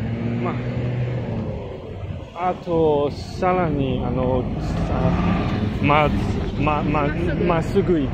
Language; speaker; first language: Japanese; non-native, learner; English